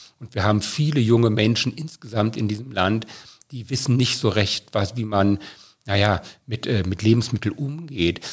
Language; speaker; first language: German; native; German